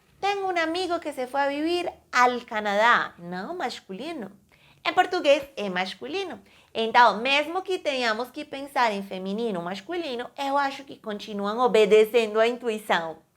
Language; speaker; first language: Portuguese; non-native, fluent; Spanish